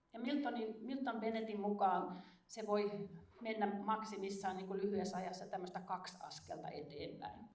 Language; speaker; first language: Finnish; native; Finnish